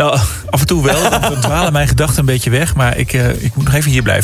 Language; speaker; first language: Dutch; native; Dutch